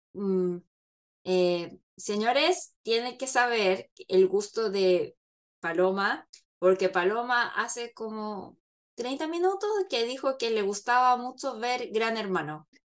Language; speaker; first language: Spanish; non-native, fluent; Korean